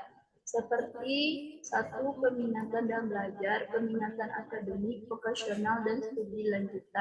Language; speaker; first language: Indonesian; native; Indonesian